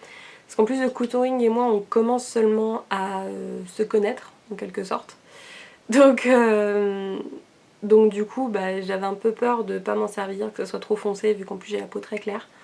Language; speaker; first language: French; native; French